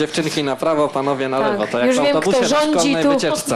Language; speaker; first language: Polish; native; Polish